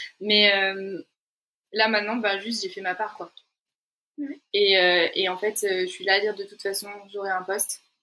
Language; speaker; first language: French; native; French